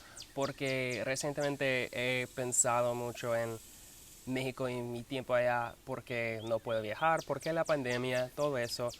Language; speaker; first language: Spanish; non-native, learner; English